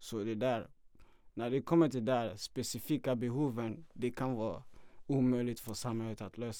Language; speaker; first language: Swedish; non-native, fluent; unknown